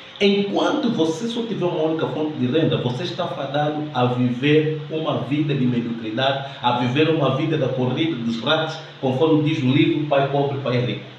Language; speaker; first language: Portuguese; native; Portuguese